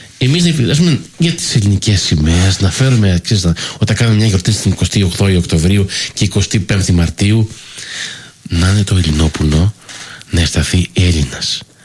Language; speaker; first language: Greek; early bilingual, heritage; Greek